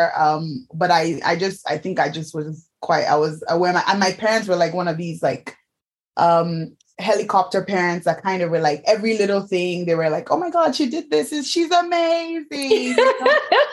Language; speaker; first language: English; non-native, local second language; Yoruba